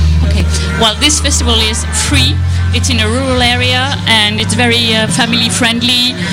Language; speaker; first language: English; non-native, fluent; French